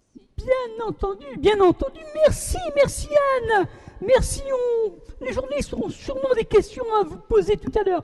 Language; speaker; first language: French; native; French